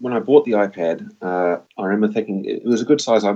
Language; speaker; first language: English; native; English